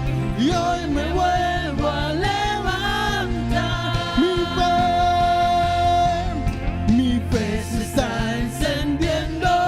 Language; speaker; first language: Spanish; native; Spanish